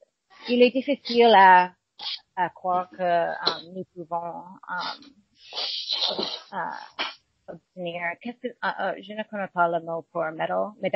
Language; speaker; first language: French; non-native, learner; English